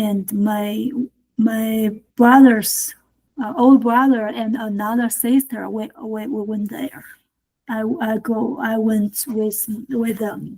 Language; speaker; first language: English; non-native, learner; Chinese